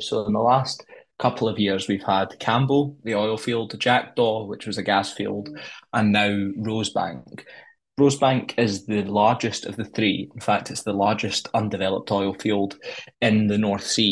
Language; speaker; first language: English; native; English